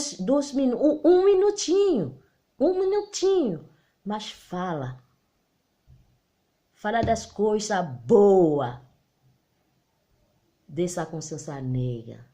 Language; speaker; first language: Portuguese; non-native, learner; Haitian Creole